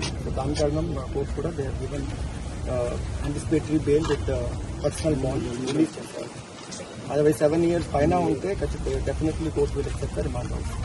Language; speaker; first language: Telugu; non-native, local second language; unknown